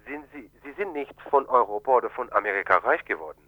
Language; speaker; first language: German; non-native, fluent; Haitian Creole